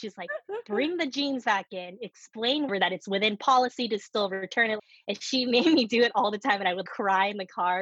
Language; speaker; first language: English; early bilingual, other home language; Korean